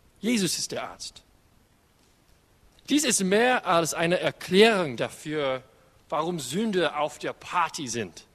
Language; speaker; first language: German; non-native, learner; English